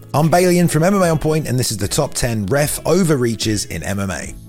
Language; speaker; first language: English; native; English